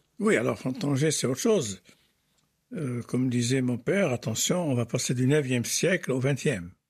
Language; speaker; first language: French; non-native, local second language; Arabic